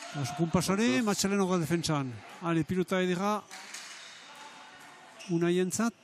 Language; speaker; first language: Basque; native; Basque